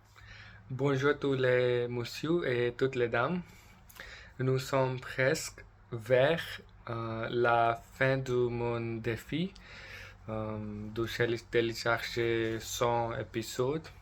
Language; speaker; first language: French; non-native, learner; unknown